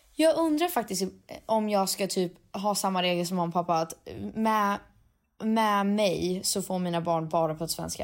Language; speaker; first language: Swedish; native; Swedish